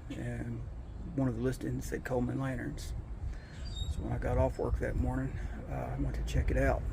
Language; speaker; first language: English; native; English